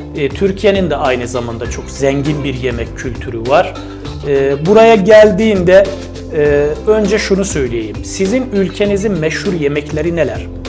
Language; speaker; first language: Turkish; native; Turkish